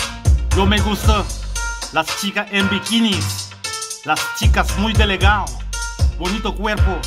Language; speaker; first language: Spanish; non-native, learner; Papiamento